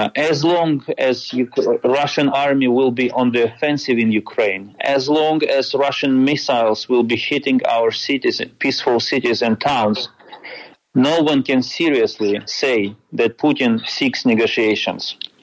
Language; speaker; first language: English; non-native, fluent; Ukrainian